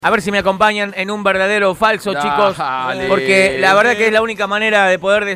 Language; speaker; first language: Spanish; native; Spanish